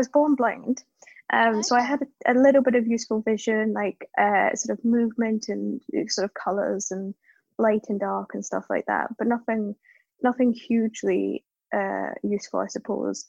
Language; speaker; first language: English; native; English